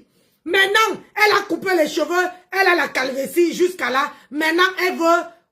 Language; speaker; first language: French; non-native, local second language; Lingala